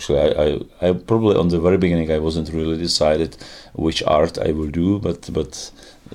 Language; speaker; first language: English; non-native, fluent; Czech